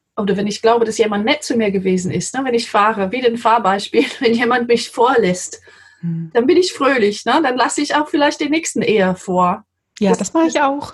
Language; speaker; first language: German; non-native, fluent; English